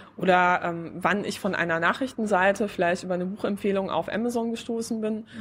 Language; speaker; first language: German; non-native, fluent; Polish